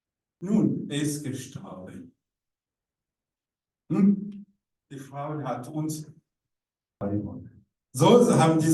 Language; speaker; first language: German; non-native, learner; Rundi